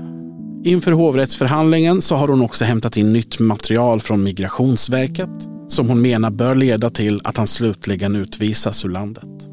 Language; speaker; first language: Swedish; native; Swedish